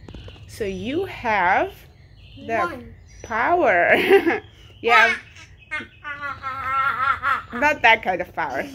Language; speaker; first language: English; non-native, fluent; Russian